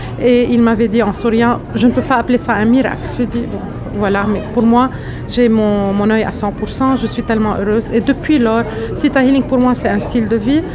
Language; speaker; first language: French; non-native, local second language; Arabic